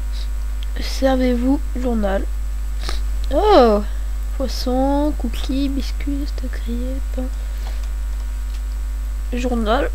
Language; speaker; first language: French; native; French